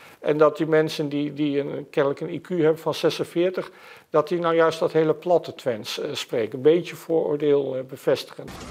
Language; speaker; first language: Dutch; native; Dutch